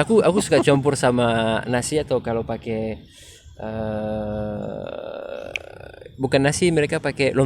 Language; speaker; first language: Indonesian; non-native, fluent; French